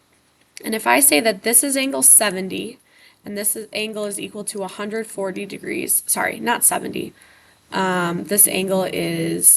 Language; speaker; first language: English; native; English